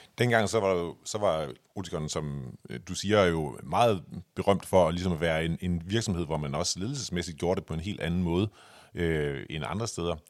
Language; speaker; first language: Danish; native; Danish